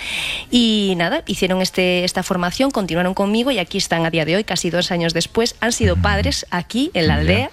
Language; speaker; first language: Spanish; native; Spanish